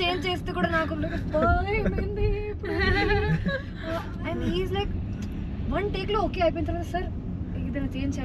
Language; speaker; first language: Telugu; non-native, fluent; Hindi